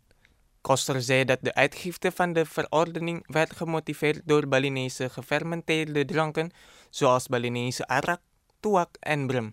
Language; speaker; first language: Dutch; non-native, fluent; Indonesian